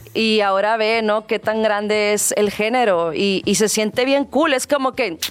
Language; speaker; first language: Spanish; native; Spanish